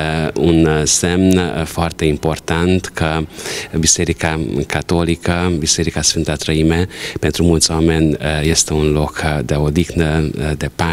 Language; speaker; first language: Romanian; non-native, local second language; Hungarian